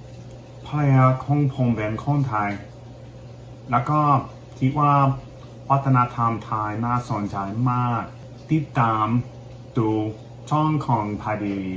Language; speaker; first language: Thai; non-native, fluent; English